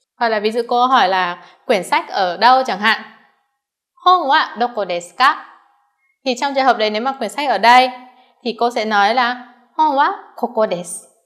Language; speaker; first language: Vietnamese; native; Vietnamese